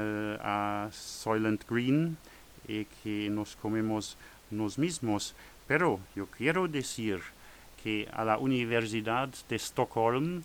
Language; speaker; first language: Spanish; non-native, learner; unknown